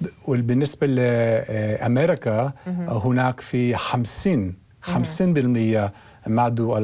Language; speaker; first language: Arabic; non-native, learner; English